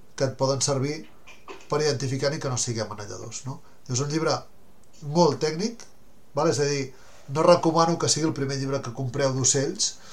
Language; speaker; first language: Catalan; native; Catalan